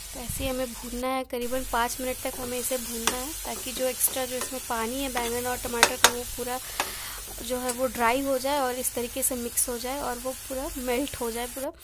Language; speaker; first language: Hindi; non-native, local second language; Bangla